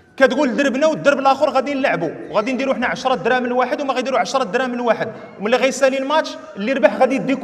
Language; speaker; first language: Arabic; native; Arabic